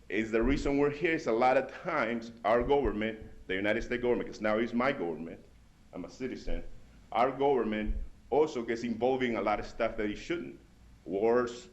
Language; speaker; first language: English; non-native, fluent; Spanish